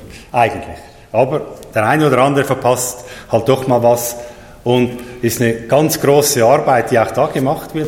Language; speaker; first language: German; native; German